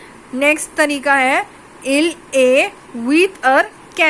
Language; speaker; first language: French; non-native, fluent; Hindi